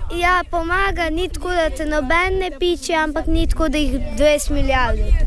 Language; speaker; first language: Slovenian; non-native, local second language; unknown